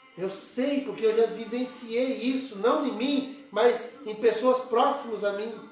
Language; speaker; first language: Portuguese; native; Portuguese